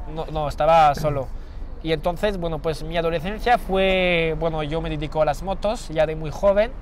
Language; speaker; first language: Spanish; non-native, fluent; French